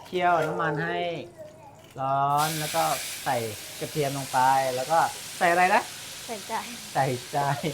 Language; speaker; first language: Thai; non-native, local second language; S'gaw Karen